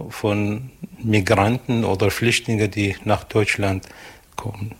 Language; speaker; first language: German; non-native, fluent; Arabic